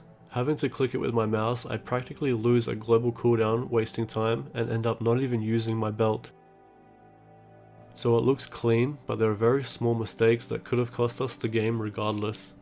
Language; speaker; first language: English; native; English